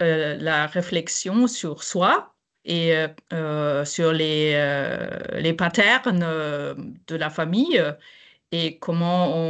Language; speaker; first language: French; non-native, fluent; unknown